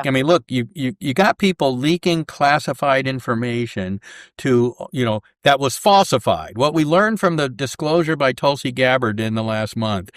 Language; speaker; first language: English; native; English